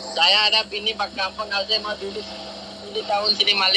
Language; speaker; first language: Malay; non-native, learner; Bangla